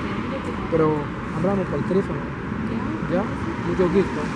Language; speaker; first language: Spanish; non-native, learner; Haitian Creole